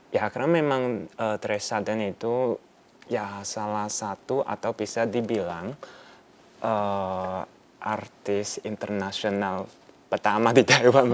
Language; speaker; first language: Indonesian; non-native, fluent; Chinese